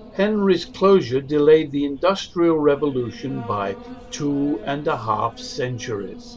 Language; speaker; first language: English; native; English